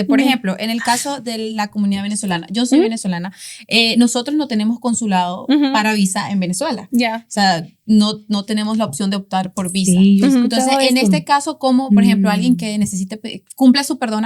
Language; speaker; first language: Spanish; native; Spanish